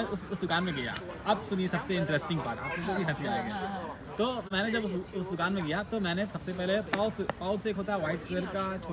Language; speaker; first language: Hindi; native; Hindi